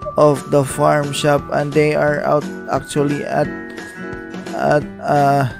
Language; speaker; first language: English; non-native, local second language; Cebuano